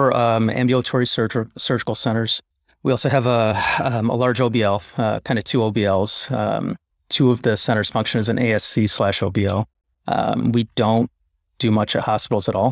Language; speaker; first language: English; native; English